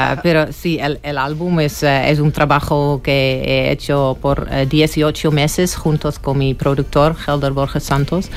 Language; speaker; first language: Spanish; non-native, fluent; Dutch